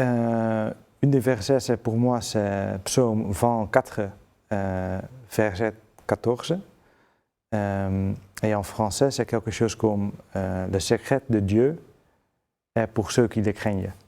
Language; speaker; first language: French; non-native, fluent; Dutch